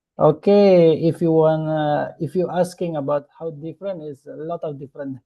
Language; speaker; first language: English; non-native, fluent; Indonesian